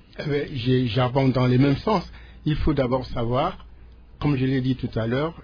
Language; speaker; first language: French; non-native, local second language; Lingala